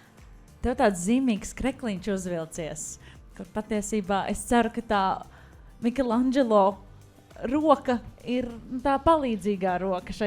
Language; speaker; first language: Latvian; native; Latvian